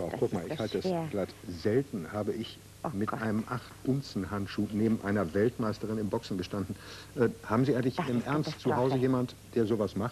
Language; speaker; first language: German; native; German